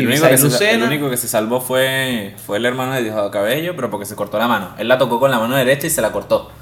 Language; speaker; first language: Spanish; native; Spanish